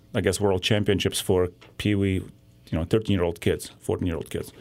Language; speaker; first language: English; non-native, fluent; Lithuanian